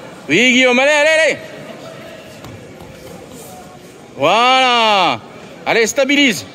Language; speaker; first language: French; native; French